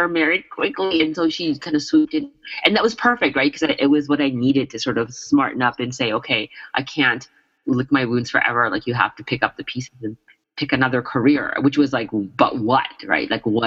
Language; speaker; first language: English; native; English